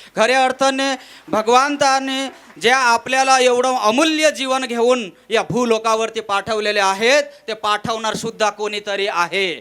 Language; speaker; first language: Marathi; non-native, local second language; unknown